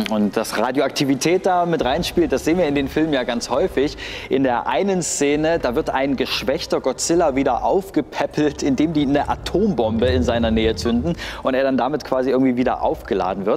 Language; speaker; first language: German; native; German